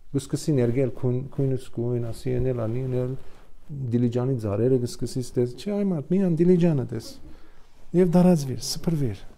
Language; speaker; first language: Armenian; early bilingual, heritage; Armenian